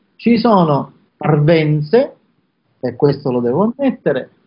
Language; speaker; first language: Italian; native; Italian